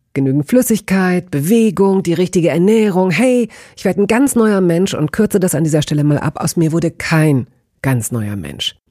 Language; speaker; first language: German; native; German